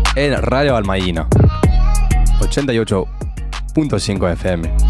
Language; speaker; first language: Spanish; non-native, fluent; English